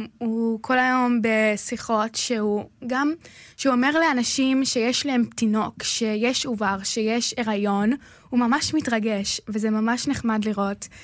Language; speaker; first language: Hebrew; early bilingual, heritage; Hebrew